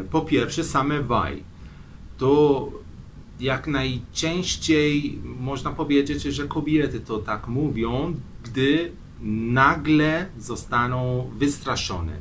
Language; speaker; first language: Polish; non-native, fluent; Persian